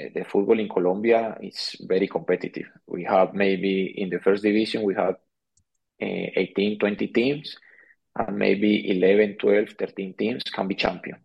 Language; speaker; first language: English; non-native, learner; Spanish